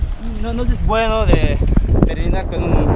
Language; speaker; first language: Spanish; non-native, fluent; French